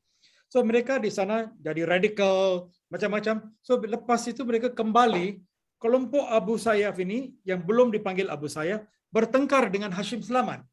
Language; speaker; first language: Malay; non-native, local second language; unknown